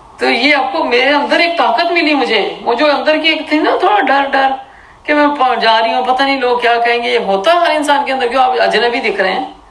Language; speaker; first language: Urdu; early bilingual, heritage; Urdu